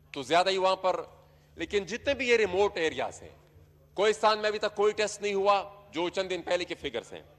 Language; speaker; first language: Urdu; non-native, local second language; Pashto